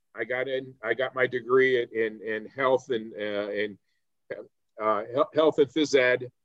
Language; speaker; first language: English; native; English